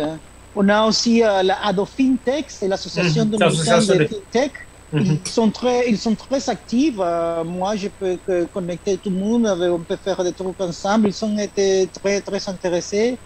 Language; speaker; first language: French; non-native, fluent; Spanish